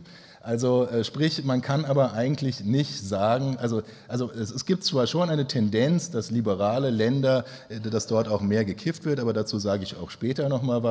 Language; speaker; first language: German; native; German